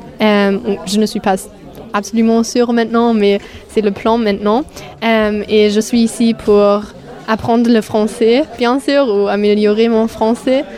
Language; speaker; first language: French; non-native, fluent; German